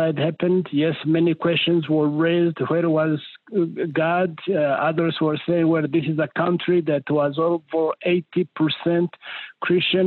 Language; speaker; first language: English; non-native, local second language; Kinyarwanda